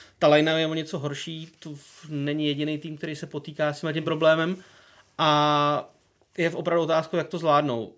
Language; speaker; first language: Czech; native; Czech